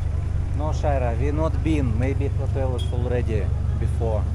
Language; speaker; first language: English; non-native, learner; Russian